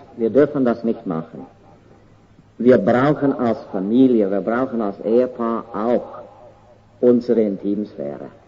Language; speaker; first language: German; non-native, fluent; English